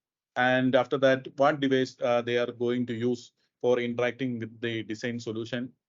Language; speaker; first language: English; non-native, local second language; Malayalam